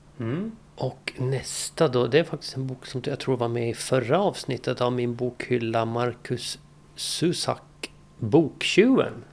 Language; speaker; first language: Swedish; native; Swedish